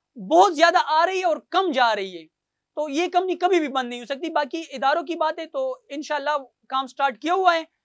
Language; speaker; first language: Urdu; non-native, local second language; Pashto